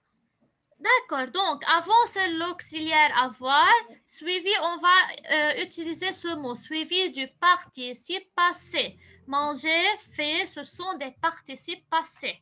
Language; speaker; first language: French; non-native, local second language; Arabic